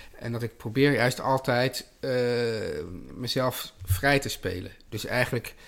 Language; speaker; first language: Dutch; native; Dutch